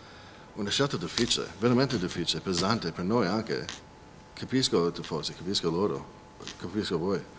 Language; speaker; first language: Italian; non-native, fluent; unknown